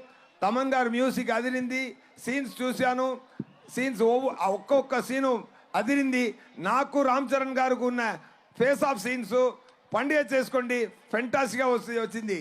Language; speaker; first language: Telugu; non-native, learner; Tamil